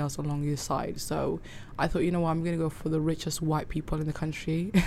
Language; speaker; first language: English; native; English